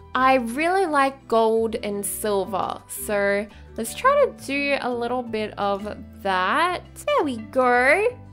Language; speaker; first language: English; native; English